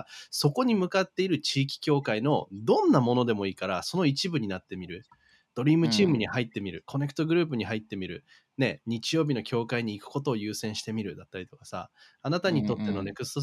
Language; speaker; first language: Japanese; native; Japanese